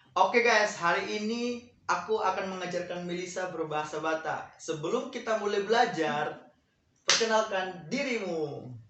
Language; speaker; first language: Indonesian; native; Indonesian